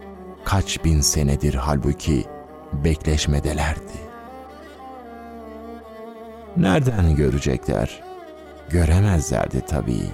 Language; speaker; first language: Turkish; native; Turkish